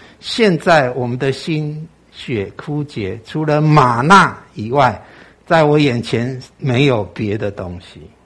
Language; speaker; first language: Chinese; native; Chinese